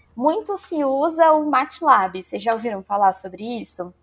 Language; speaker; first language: Portuguese; native; Portuguese